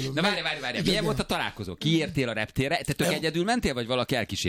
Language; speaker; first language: Hungarian; native; Hungarian